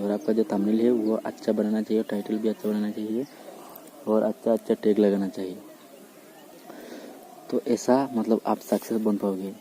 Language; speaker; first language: Hindi; non-native, local second language; Bangla